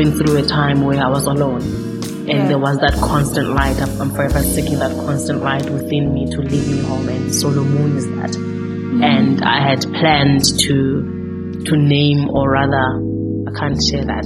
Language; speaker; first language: English; non-native, local second language; Xhosa